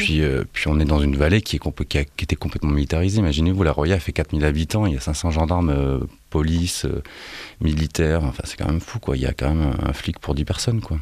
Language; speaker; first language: French; native; French